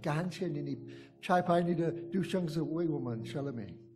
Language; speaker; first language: Chinese; non-native, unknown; English